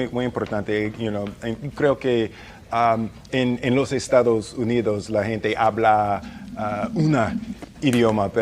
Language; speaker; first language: Spanish; non-native, learner; English